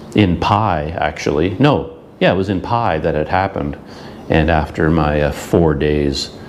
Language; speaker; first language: English; native; English